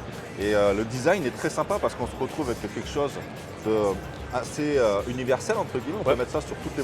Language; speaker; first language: French; native; French